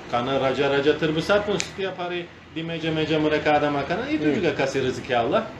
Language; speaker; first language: Indonesian; non-native, fluent; Turkish